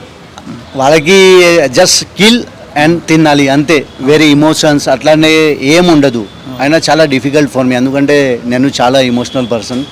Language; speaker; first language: Telugu; non-native, learner; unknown